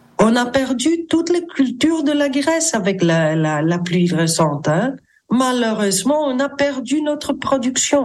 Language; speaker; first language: French; non-native, fluent; Greek